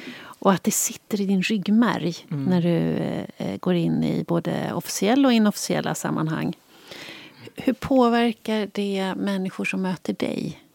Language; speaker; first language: Swedish; native; Swedish